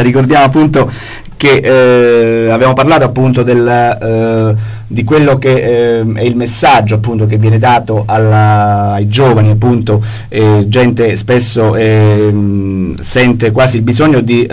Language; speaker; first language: Italian; native; Italian